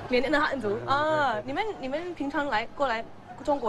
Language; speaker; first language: Chinese; non-native, fluent; English